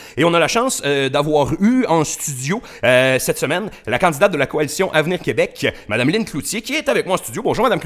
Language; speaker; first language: French; native; French